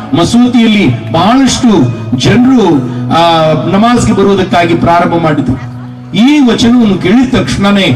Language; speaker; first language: Kannada; non-native, local second language; Urdu